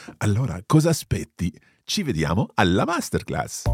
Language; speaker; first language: Italian; non-native, fluent; English